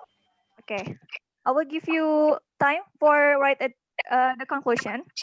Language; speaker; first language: English; non-native, learner; Indonesian